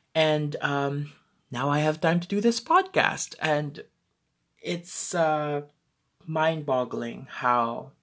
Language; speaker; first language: English; non-native, local second language; Filipino